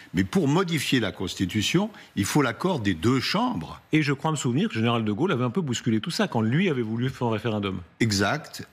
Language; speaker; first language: French; native; French